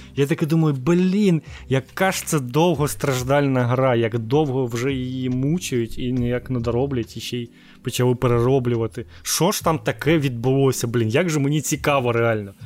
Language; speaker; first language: Ukrainian; native; Ukrainian